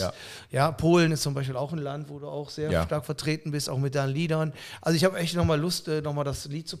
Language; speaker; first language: German; native; German